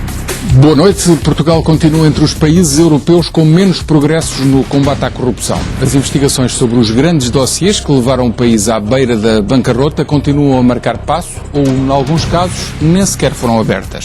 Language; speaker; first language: Portuguese; native; Portuguese